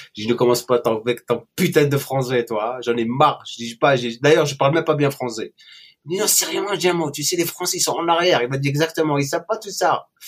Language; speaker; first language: French; non-native, local second language; Arabic